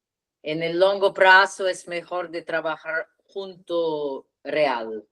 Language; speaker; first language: Spanish; non-native, learner; Italian